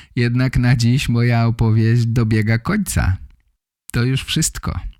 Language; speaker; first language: Polish; native; Polish